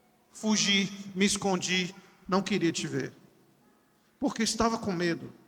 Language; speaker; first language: Portuguese; native; Portuguese